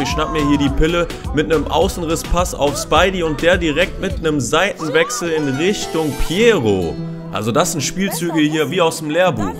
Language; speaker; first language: German; native; German